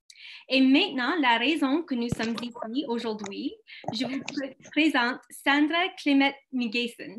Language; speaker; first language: French; non-native, local second language; English